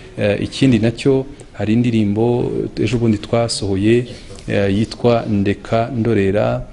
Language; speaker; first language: Kinyarwanda; early bilingual, heritage; Kinyarwanda